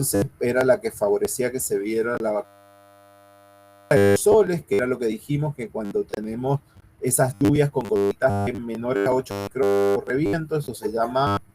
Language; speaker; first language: Spanish; native; Spanish